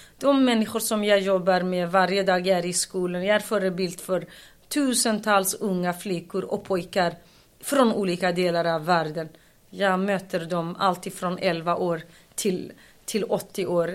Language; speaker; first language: Swedish; non-native, fluent; Kurdish